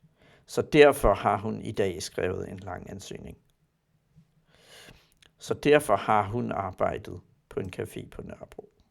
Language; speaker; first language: Danish; non-native, learner; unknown